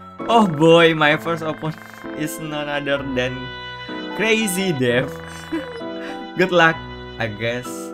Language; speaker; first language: English; non-native, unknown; Indonesian